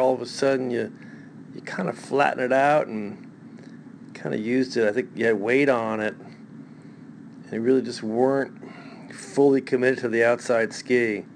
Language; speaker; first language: English; native; English